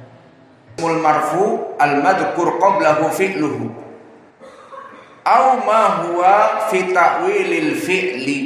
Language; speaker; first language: Arabic; non-native, fluent; Indonesian